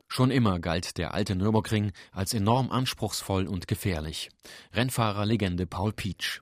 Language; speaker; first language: German; native; German